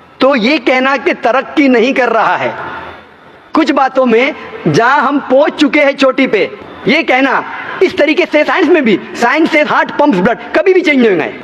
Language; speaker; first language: Hindi; non-native, local second language; Konkani